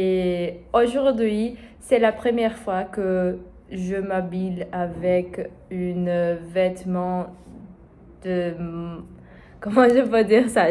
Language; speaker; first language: French; non-native, learner; Portuguese